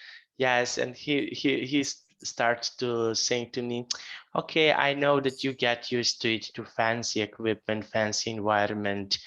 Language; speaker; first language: English; non-native, fluent; Serbian